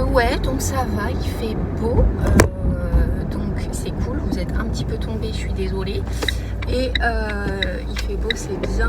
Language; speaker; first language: French; native; French